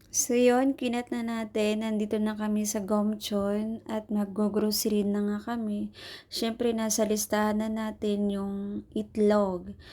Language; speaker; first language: Filipino; native; Filipino